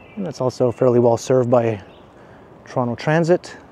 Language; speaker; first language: English; native; English